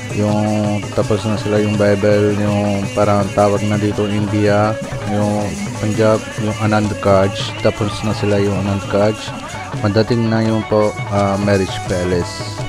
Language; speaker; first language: Filipino; early bilingual, heritage; Filipino